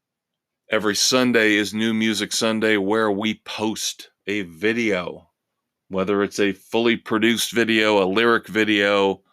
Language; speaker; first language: English; native; English